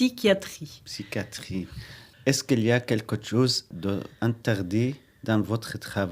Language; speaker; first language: French; non-native, learner; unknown